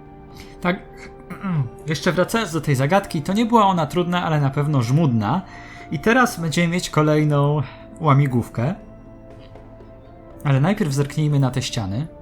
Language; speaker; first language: Polish; native; Polish